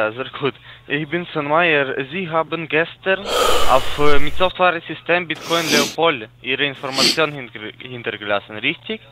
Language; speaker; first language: German; non-native, learner; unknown